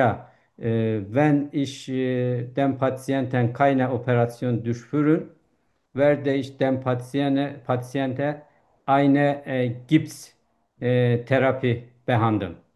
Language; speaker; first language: German; non-native, learner; Turkish